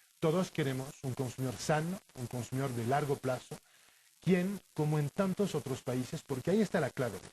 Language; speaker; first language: Spanish; non-native, fluent; French